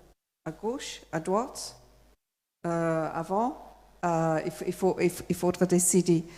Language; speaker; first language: French; non-native, fluent; English